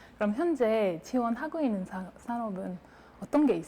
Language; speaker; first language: Korean; non-native, fluent; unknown